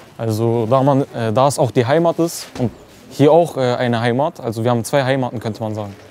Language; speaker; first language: German; early bilingual, other home language; Turkish